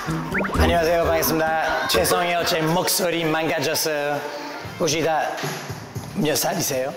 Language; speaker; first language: Korean; non-native, fluent; English